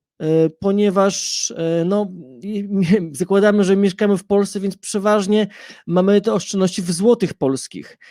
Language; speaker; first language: Polish; native; Polish